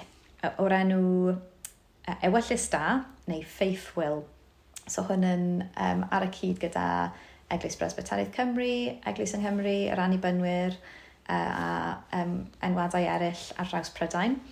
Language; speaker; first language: Welsh; native; Welsh